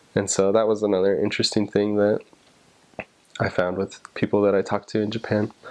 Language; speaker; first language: English; native; English